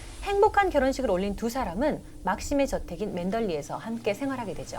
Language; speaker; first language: Korean; native; Korean